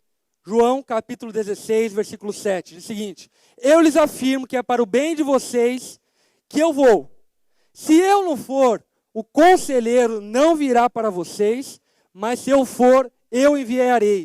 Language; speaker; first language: Portuguese; native; Portuguese